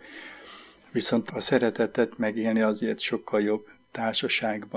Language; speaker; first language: Hungarian; native; Hungarian